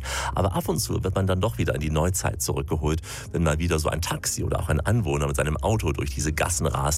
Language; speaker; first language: German; native; German